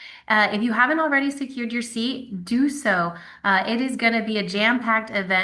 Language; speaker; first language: English; native; English